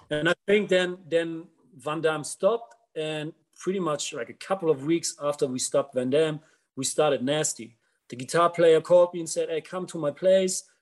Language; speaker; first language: English; non-native, fluent; Dutch